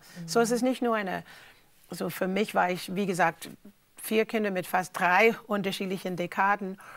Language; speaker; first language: German; non-native, fluent; English